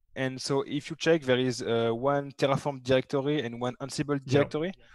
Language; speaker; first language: English; non-native, fluent; French